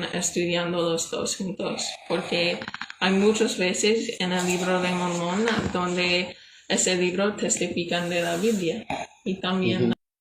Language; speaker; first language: Spanish; non-native, learner; English